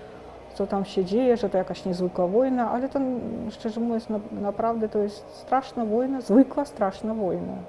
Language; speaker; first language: Polish; non-native, fluent; Russian